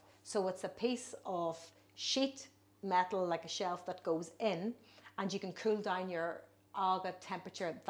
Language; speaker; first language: English; native; English